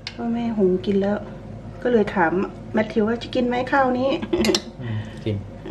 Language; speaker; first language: Thai; native; Thai